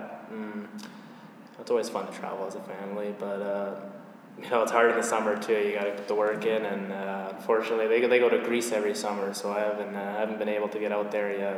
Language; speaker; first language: English; native; English